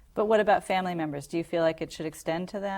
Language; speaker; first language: English; native; English